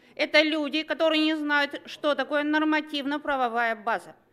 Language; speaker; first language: Russian; native; Russian